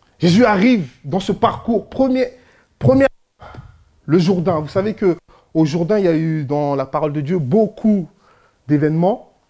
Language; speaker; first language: French; early bilingual, other home language; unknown